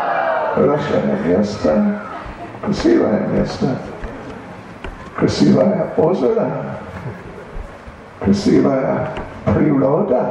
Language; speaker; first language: Russian; non-native, learner; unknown